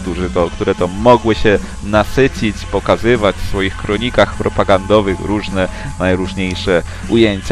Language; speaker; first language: Polish; native; Polish